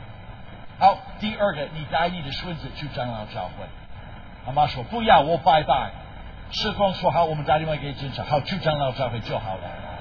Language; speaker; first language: Chinese; non-native, fluent; English